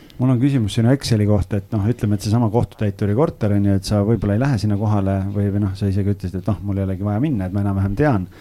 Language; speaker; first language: Estonian; native; Estonian